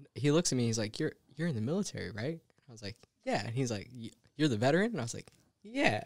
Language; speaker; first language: English; native; English